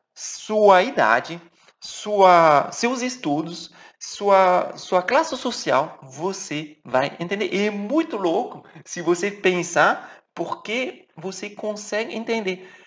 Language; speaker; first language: Portuguese; non-native, fluent; French